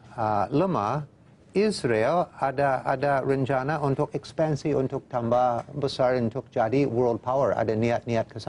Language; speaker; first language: Indonesian; non-native, fluent; English